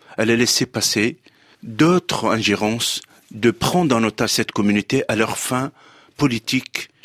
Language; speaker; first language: French; non-native, local second language; Arabic